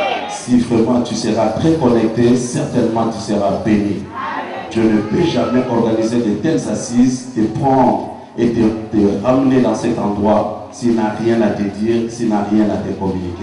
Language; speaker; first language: French; non-native, local second language; Lingala